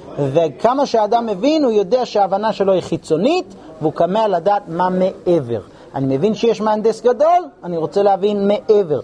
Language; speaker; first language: Hebrew; non-native, fluent; English